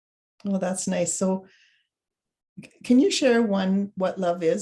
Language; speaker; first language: English; native; English